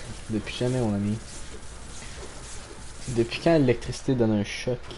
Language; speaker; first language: French; native; French